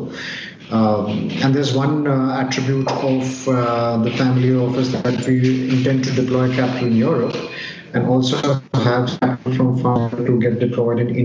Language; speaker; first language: English; non-native, local second language; Hindi